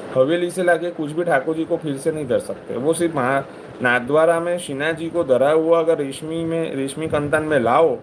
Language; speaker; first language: Hindi; non-native, local second language; Gujarati